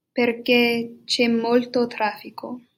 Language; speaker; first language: Italian; non-native, learner; English